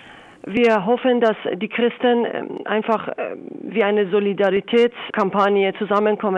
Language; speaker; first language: German; non-native, fluent; Persian